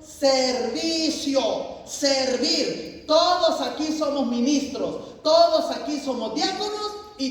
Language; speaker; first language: Spanish; native; Spanish